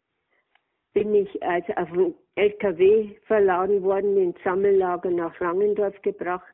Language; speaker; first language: German; native; German